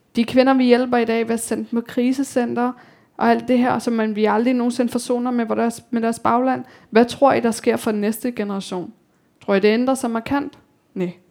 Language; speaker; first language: Danish; early bilingual, other home language; Persian